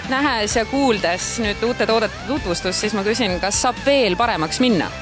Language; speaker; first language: Estonian; native; Estonian